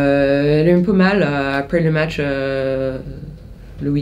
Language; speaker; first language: French; non-native, fluent; English